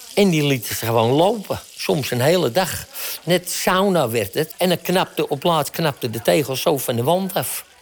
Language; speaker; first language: Dutch; native; Dutch